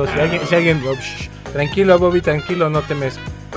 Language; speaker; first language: Spanish; native; Spanish